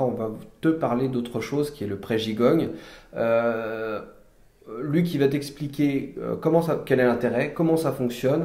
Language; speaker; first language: French; native; French